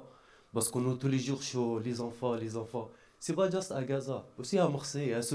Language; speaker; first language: French; non-native, learner; Arabic